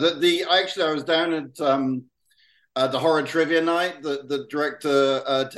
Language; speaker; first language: English; native; English